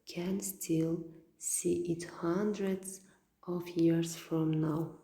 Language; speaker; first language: English; non-native, fluent; Kazakh